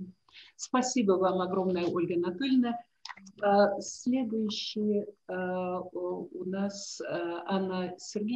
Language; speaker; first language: Russian; native; Russian